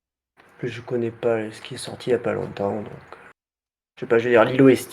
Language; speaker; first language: French; native; French